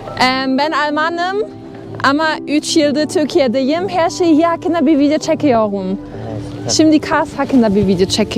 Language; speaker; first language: Turkish; non-native, learner; German